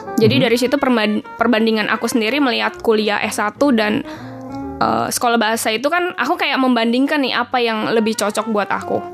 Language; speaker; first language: Indonesian; native; Indonesian